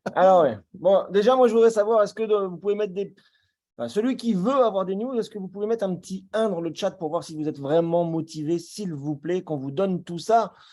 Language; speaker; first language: French; native; French